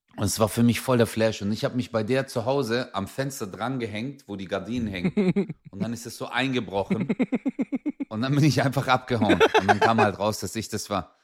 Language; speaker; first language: German; early bilingual, other home language; Turkish